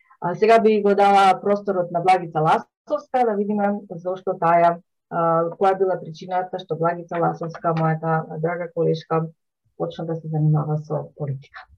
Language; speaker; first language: Macedonian; native; Macedonian